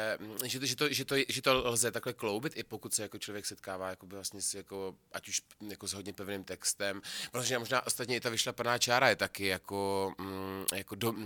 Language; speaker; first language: Czech; native; Czech